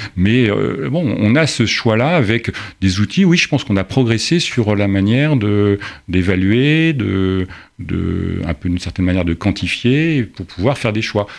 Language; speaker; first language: French; native; French